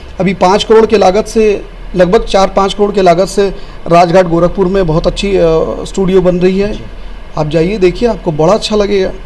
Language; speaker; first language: Hindi; non-native, local second language; Bhojpuri